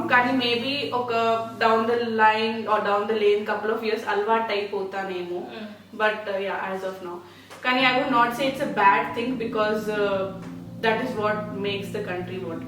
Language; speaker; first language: Telugu; non-native, local second language; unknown